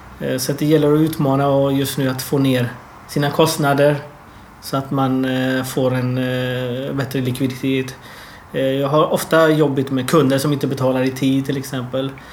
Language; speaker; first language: Swedish; early bilingual, other home language; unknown